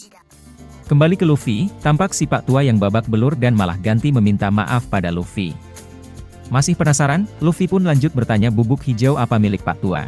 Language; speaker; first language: Indonesian; native; Indonesian